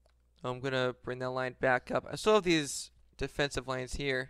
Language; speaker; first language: English; native; English